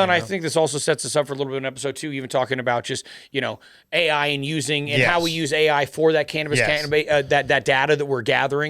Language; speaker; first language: English; native; English